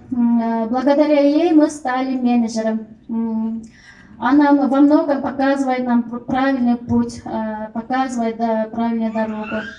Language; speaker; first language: Russian; non-native, local second language; Kyrgyz